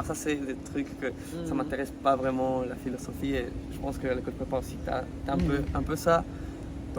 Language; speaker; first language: French; non-native, fluent; Spanish